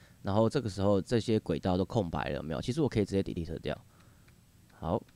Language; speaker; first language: Chinese; native; Chinese